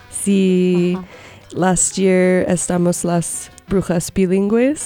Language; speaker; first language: Spanish; non-native, learner; English